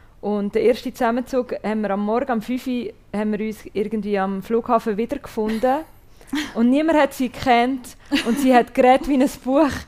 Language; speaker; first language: German; native; German